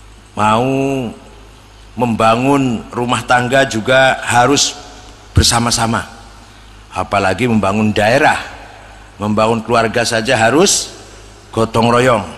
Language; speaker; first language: Indonesian; native; Indonesian